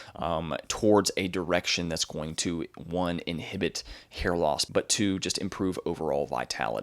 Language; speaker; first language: English; native; English